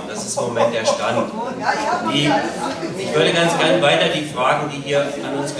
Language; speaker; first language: German; native; German